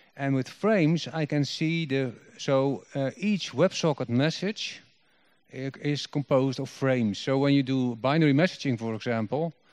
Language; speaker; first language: English; non-native, fluent; Dutch